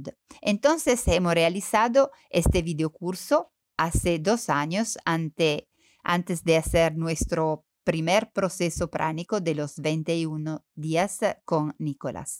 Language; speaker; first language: Spanish; non-native, learner; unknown